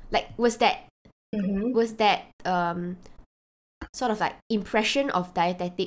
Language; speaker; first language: English; non-native, local second language; Chinese